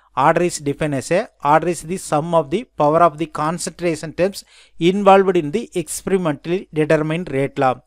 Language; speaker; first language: English; non-native, local second language; Tamil